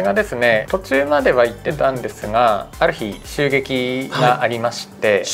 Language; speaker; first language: Japanese; native; Japanese